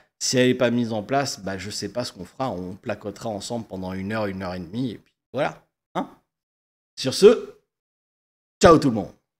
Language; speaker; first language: French; native; French